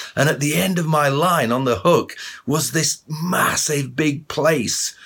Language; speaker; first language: English; native; English